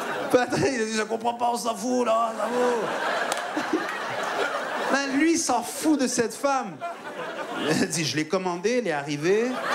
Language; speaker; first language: French; non-native, local second language; Punjabi